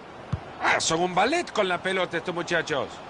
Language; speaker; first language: Spanish; native; Spanish